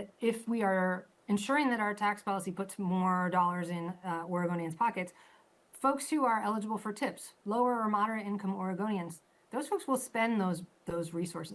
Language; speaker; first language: English; native; English